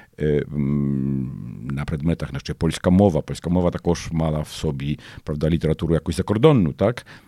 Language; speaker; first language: Ukrainian; early bilingual, heritage; Ukrainian